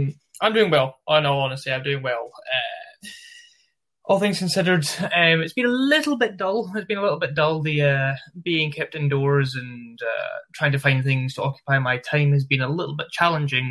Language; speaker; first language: English; native; English